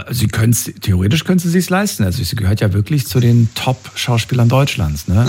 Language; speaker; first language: German; native; German